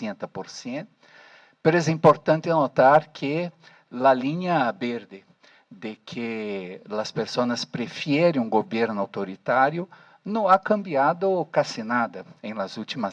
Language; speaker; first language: Spanish; non-native, fluent; Portuguese